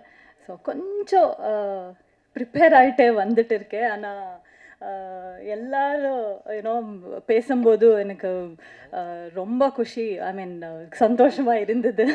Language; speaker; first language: Tamil; non-native, learner; Kannada